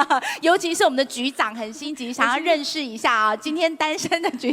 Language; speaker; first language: Chinese; native; Chinese